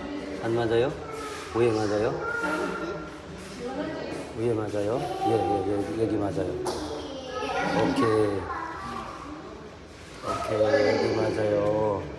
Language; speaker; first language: Korean; non-native, learner; Nepali